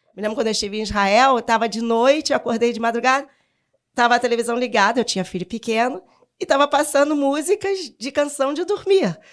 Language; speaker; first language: Portuguese; native; Portuguese